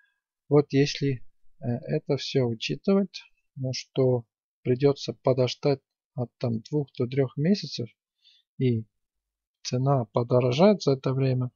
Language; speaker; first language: Russian; non-native, fluent; Estonian